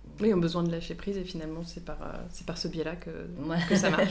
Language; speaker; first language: French; native; French